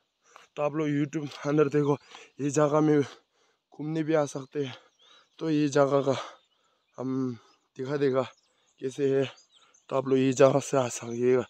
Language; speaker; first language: Hindi; non-native, local second language; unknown